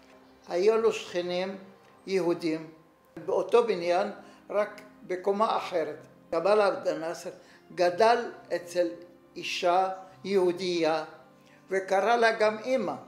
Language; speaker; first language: Hebrew; non-native, fluent; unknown